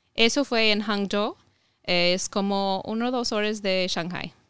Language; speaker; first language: Spanish; non-native, fluent; English